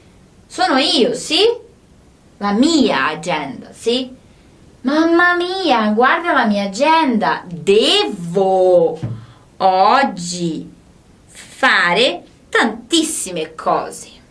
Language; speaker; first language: Italian; non-native, fluent; Portuguese